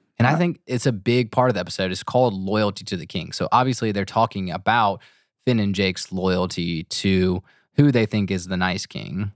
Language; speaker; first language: English; native; English